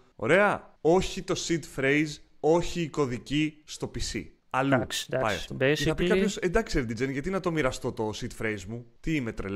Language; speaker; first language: Greek; native; Greek